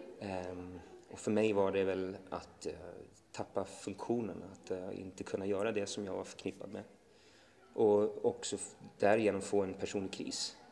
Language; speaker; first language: Swedish; early bilingual, other home language; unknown